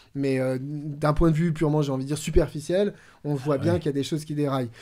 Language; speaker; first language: French; native; French